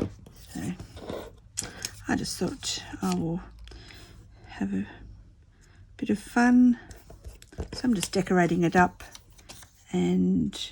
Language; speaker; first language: English; native; English